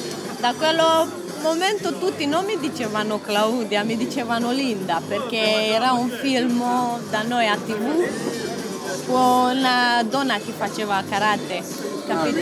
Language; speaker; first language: Italian; non-native, learner; Romanian